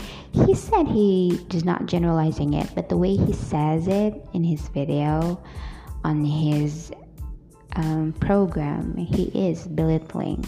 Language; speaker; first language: English; non-native, local second language; Cebuano